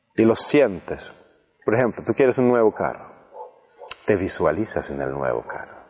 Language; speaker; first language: Spanish; non-native, fluent; Swedish